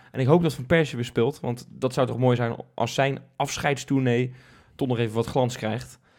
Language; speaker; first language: Dutch; native; Dutch